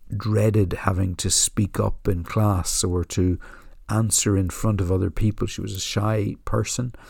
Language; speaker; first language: English; native; English